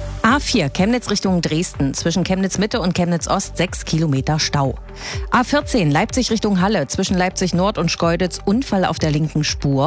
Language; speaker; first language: German; native; German